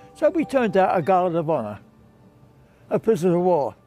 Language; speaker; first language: English; native; English